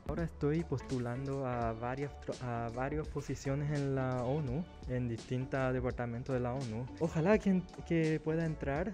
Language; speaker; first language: Spanish; early bilingual, other home language; Chinese